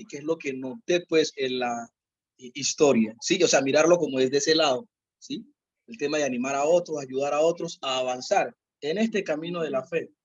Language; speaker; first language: Spanish; native; Spanish